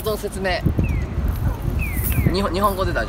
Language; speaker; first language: Japanese; native; Japanese